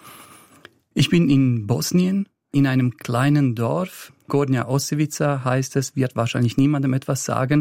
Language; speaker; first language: German; early bilingual, other home language; Bosnian